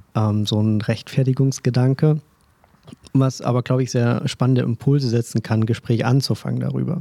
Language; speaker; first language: German; native; German